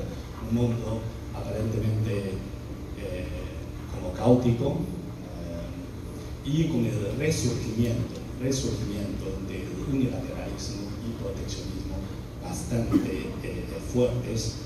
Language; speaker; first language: Spanish; non-native, fluent; Chinese